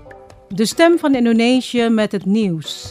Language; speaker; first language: Dutch; non-native, fluent; Indonesian